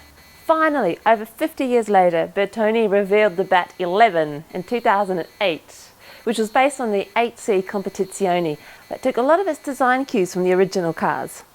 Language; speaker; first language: English; native; English